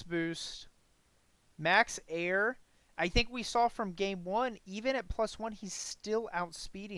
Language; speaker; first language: English; native; English